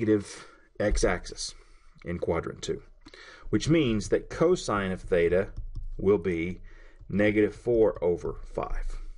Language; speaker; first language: English; native; English